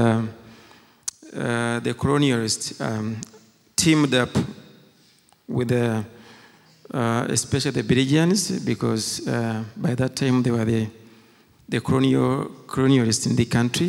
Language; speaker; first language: English; non-native, local second language; Kinyarwanda